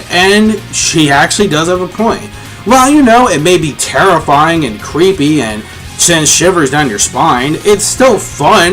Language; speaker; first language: English; native; English